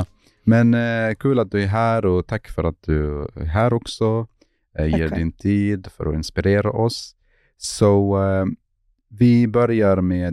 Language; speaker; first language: Swedish; non-native, fluent; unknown